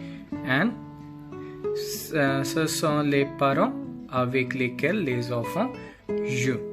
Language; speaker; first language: French; non-native, learner; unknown